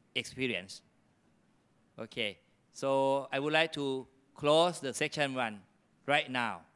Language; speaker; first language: English; non-native, fluent; Thai